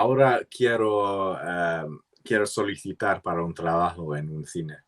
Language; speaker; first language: Spanish; non-native, learner; English